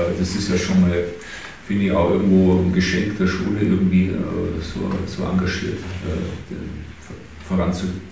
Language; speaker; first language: German; native; German